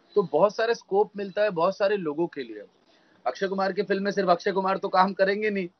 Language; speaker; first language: Hindi; native; Hindi